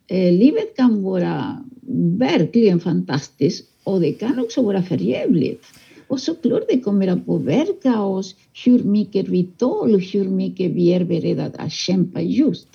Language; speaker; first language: Swedish; non-native, fluent; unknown